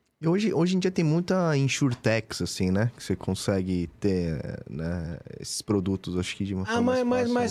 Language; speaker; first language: Portuguese; native; Portuguese